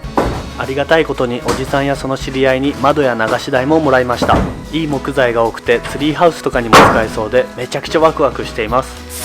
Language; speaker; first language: Japanese; native; Japanese